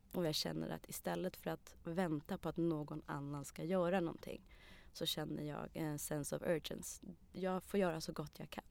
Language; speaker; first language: Swedish; early bilingual, other home language; Arabic